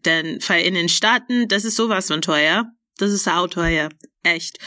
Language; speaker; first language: German; non-native, fluent; English